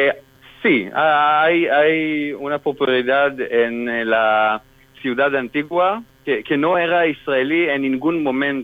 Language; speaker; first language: Spanish; non-native, fluent; Hebrew